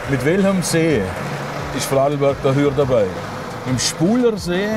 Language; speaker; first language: German; native; German